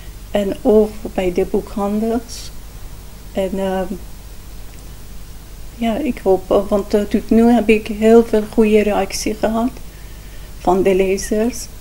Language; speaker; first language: Dutch; non-native, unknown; Persian